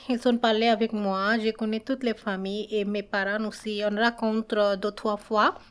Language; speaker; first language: French; non-native, learner; Bangla